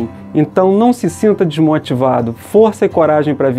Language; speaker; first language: Portuguese; native; Portuguese